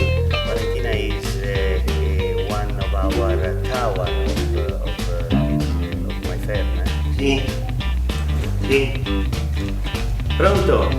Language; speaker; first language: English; non-native, fluent; Italian